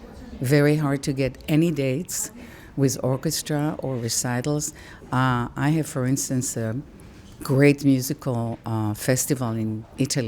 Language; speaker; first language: English; non-native, fluent; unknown